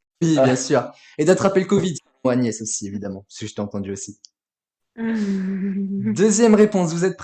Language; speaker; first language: French; native; French